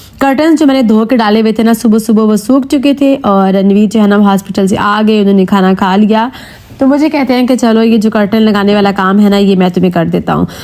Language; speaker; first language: Urdu; native; Urdu